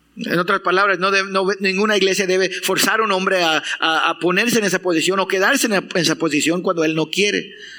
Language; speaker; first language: Spanish; non-native, fluent; English